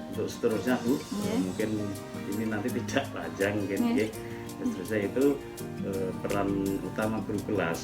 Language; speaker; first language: Indonesian; native; Indonesian